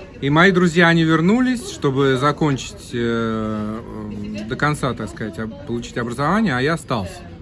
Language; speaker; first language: Russian; native; Russian